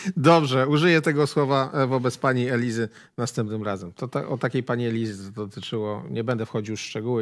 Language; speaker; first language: Polish; native; Polish